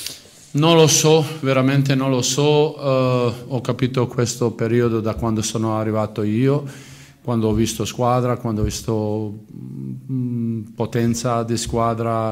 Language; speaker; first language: Italian; non-native, fluent; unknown